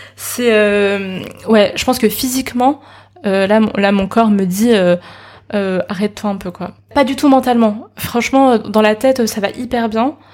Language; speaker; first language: French; early bilingual, other home language; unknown